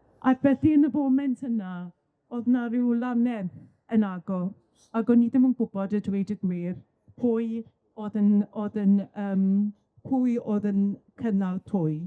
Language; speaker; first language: Welsh; native; Welsh